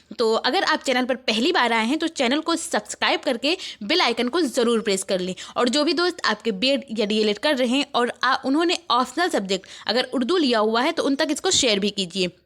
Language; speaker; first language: Urdu; native; Urdu